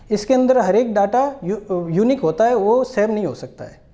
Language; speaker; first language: Hindi; native; Hindi